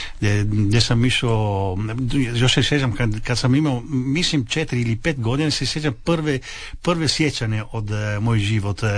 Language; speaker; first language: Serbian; early bilingual, heritage; Italian